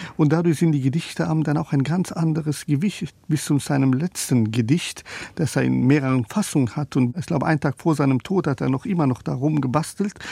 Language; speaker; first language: German; non-native, fluent; Persian